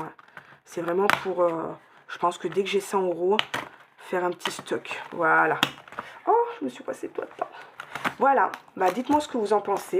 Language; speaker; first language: French; native; French